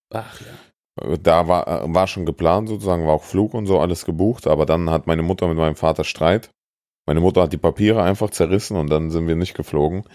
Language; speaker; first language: German; early bilingual, other home language; Russian